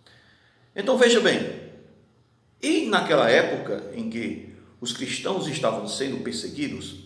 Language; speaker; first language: Portuguese; native; Portuguese